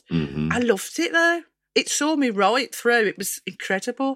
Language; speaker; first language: English; native; English